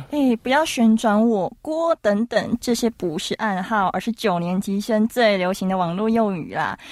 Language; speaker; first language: Chinese; native; Chinese